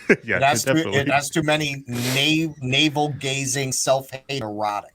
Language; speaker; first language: English; native; English